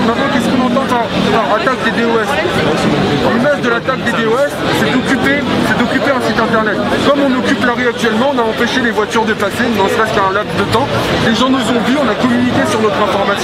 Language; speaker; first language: French; native; French